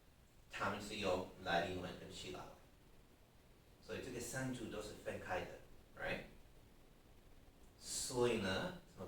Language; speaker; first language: Chinese; non-native, learner; English